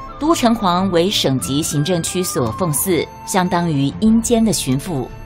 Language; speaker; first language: Chinese; native; Chinese